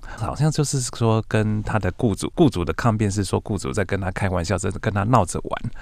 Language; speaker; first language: Chinese; native; Chinese